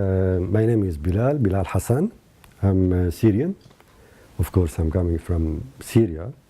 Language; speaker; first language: English; non-native, learner; Arabic